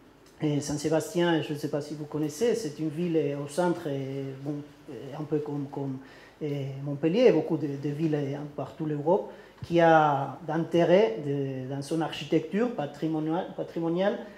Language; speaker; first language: French; non-native, learner; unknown